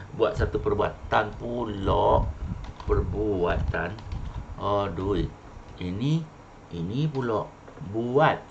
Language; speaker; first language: Malay; non-native, local second language; Chinese